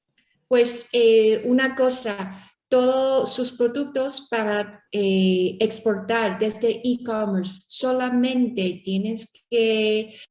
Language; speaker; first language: Spanish; non-native, learner; Chinese